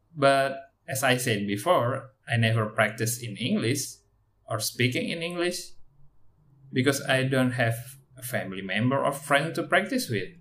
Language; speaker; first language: English; non-native, learner; Indonesian